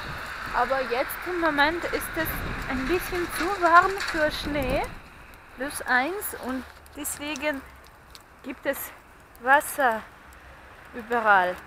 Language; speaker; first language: German; non-native, fluent; Russian